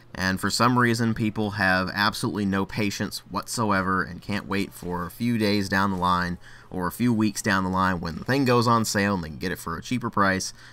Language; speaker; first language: English; native; English